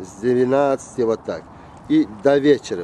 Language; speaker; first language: Russian; non-native, local second language; Uzbek